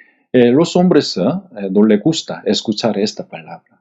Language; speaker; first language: Spanish; non-native, fluent; Korean